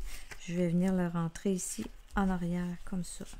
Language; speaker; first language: French; native; French